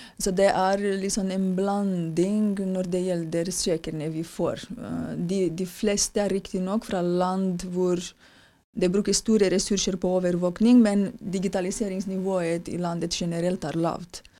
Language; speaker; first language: Norwegian; non-native, fluent; Romanian